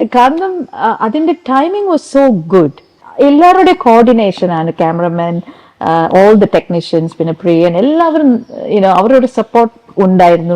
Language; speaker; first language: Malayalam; non-native, fluent; Tamil